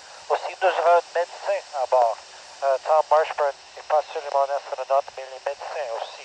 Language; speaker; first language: French; non-native, local second language; English